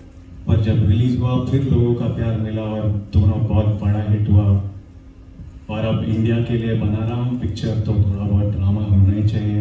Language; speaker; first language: Hindi; non-native, local second language; Telugu